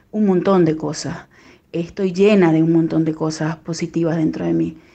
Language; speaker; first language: Spanish; native; Spanish